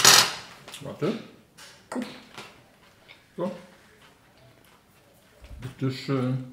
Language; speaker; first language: German; native; German